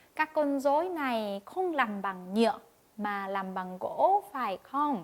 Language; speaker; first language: Vietnamese; non-native, fluent; Korean